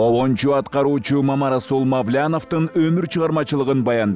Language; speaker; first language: Kyrgyz; native; Kyrgyz